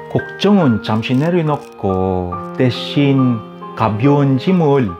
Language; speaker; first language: Korean; non-native, learner; Filipino